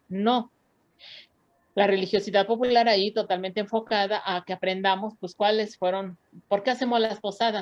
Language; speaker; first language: Spanish; native; Spanish